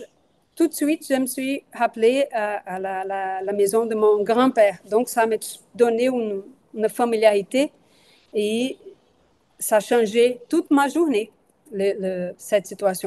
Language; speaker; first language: French; non-native, fluent; Portuguese